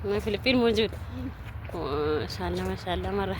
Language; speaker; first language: Arabic; non-native, learner; Amharic